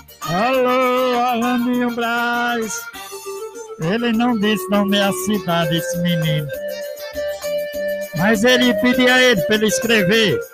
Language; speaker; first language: Portuguese; native; Portuguese